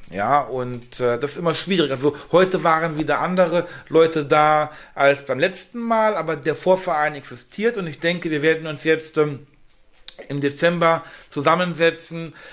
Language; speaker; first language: German; native; German